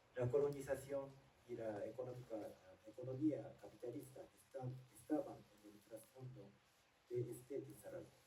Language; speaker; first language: Spanish; non-native, fluent; Japanese